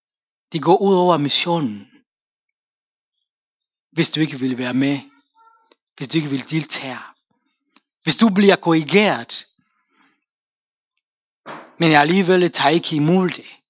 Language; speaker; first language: Danish; non-native, fluent; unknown